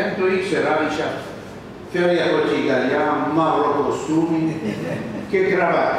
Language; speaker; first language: Greek; non-native, learner; French